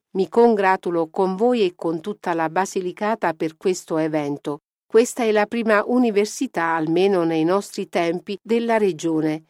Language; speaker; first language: Italian; non-native, fluent; Polish